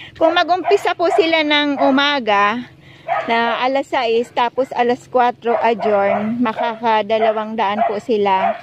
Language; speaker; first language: Filipino; non-native, local second language; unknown